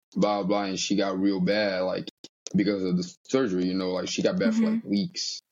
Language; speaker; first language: English; early bilingual, other home language; Portuguese